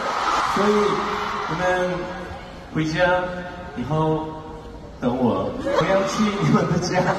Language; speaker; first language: Chinese; non-native, learner; Korean